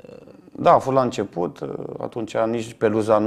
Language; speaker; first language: Romanian; native; Romanian